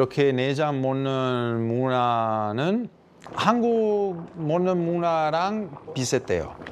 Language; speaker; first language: Korean; non-native, fluent; Italian